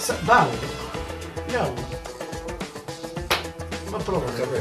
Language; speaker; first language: Spanish; non-native, learner; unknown